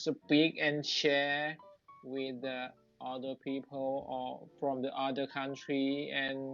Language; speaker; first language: English; non-native, learner; Thai